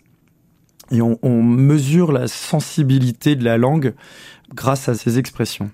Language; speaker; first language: French; native; French